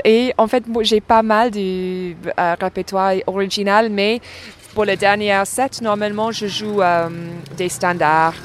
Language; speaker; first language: French; non-native, fluent; English